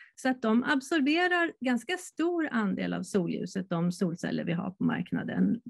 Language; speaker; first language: Swedish; native; Swedish